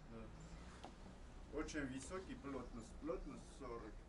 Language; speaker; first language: Russian; non-native, learner; Armenian